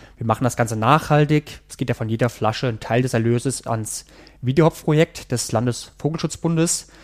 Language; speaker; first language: German; native; German